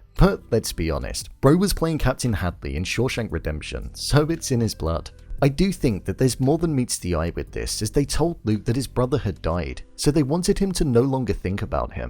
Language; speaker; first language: English; native; English